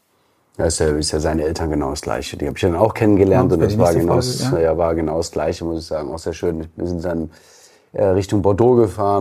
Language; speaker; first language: German; native; German